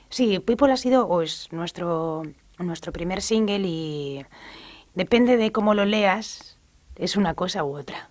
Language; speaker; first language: Spanish; native; Spanish